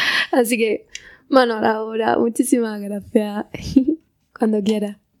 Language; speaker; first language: Spanish; native; Spanish